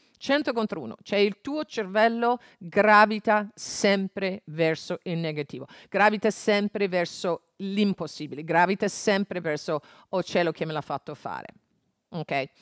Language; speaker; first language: Italian; non-native, fluent; English